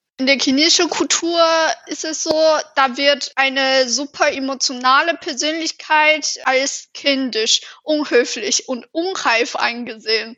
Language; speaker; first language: German; non-native, fluent; Chinese